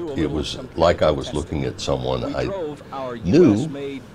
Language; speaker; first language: English; native; English